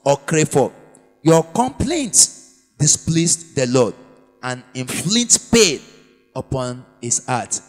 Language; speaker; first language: English; non-native, local second language; Yoruba